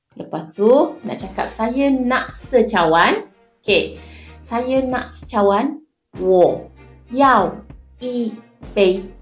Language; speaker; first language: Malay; native; Malay